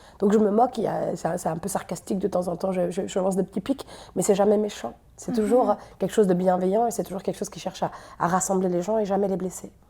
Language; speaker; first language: French; native; French